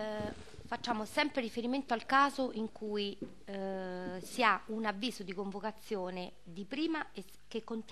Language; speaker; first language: Italian; native; Italian